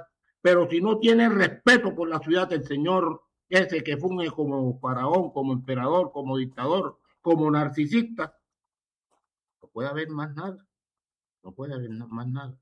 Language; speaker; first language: Spanish; native; Spanish